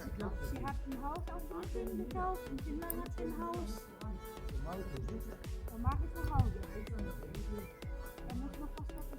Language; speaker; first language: German; non-native, fluent; Filipino